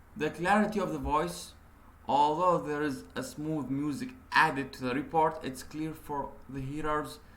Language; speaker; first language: English; non-native, fluent; Arabic